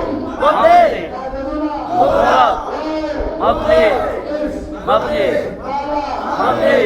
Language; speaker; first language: Arabic; non-native, learner; Bangla